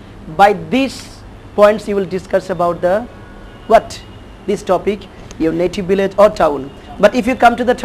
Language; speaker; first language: English; non-native, fluent; Bangla